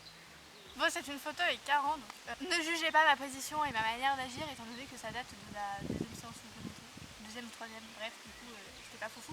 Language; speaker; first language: French; native; French